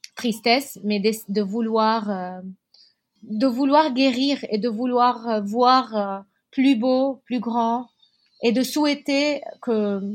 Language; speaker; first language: French; non-native, local second language; Arabic